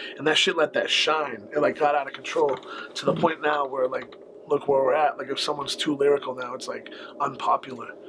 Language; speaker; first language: English; native; English